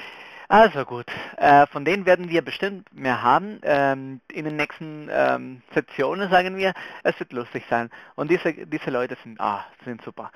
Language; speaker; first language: German; non-native, fluent; Spanish